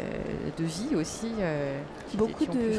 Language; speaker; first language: French; native; French